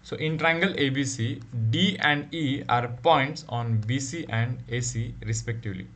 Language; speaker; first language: English; non-native, local second language; Marathi